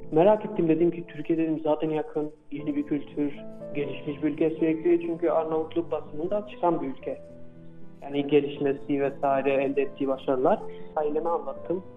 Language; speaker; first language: Turkish; non-native, fluent; Albanian